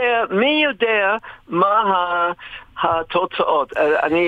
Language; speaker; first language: Hebrew; non-native, fluent; English